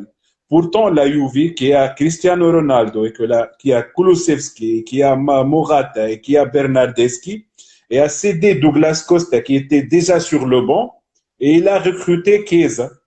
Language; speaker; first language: French; non-native, local second language; Arabic